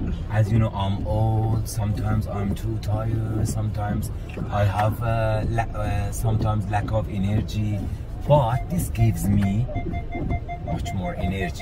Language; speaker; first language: English; non-native, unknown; Persian